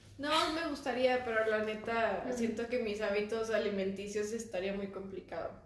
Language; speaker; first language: Spanish; native; Spanish